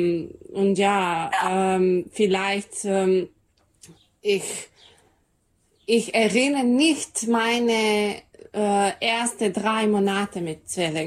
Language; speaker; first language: German; non-native, learner; Serbian